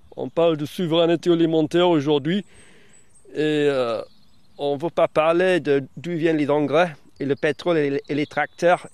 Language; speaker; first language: French; non-native, fluent; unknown